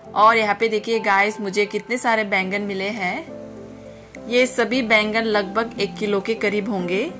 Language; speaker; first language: Hindi; non-native, local second language; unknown